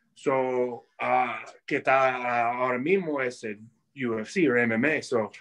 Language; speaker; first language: Spanish; early bilingual, heritage; Spanish